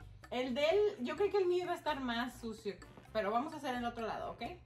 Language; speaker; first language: Spanish; early bilingual, heritage; Spanish